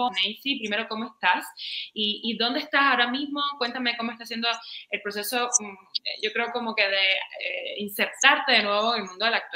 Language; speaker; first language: Spanish; native; Spanish